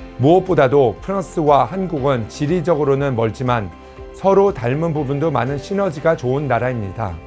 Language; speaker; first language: Korean; early bilingual, heritage; Korean